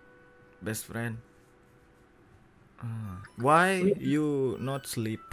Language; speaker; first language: English; non-native, fluent; Indonesian